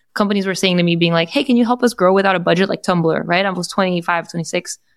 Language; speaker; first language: English; non-native, fluent; Portuguese